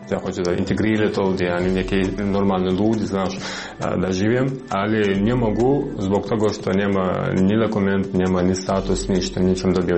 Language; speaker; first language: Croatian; non-native, learner; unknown